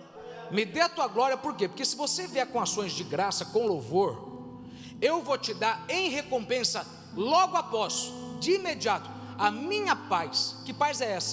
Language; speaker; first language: Portuguese; native; Portuguese